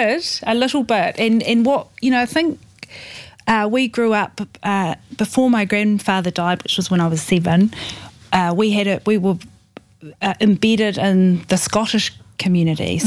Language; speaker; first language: English; native; English